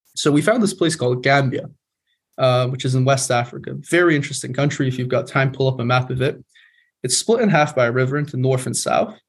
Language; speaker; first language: English; non-native, fluent; Polish